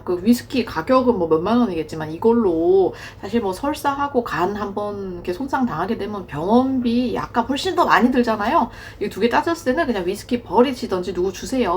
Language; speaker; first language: Korean; native; Korean